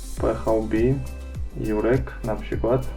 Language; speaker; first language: Polish; non-native, learner; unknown